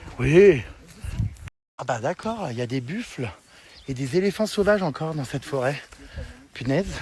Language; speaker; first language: French; native; French